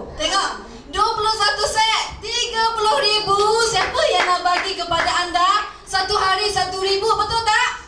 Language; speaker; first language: Malay; non-native, local second language; Chinese